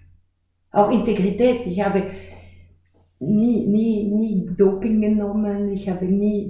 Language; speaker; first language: German; non-native, fluent; French